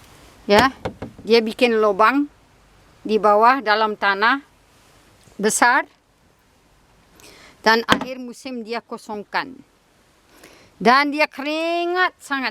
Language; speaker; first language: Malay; non-native, fluent; Dutch